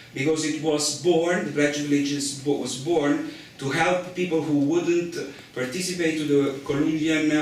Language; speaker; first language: English; non-native, fluent; Italian